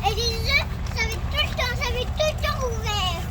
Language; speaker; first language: French; native; French